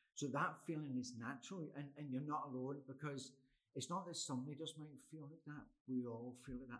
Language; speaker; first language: English; native; English